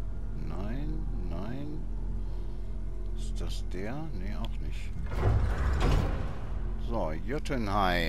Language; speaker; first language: German; native; German